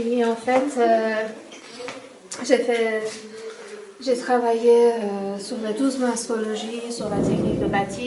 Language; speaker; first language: French; non-native, fluent; Persian